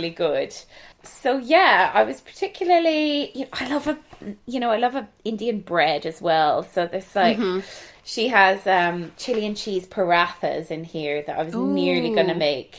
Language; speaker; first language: English; native; English